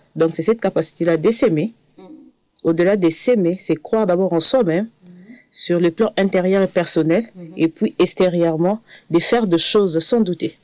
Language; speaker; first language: French; non-native, local second language; Lingala